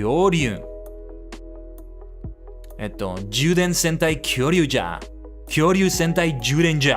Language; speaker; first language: Japanese; non-native, learner; English